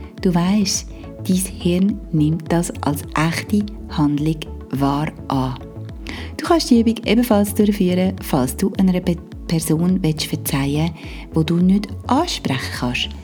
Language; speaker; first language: German; native; German